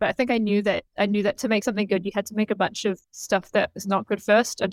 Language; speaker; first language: English; native; English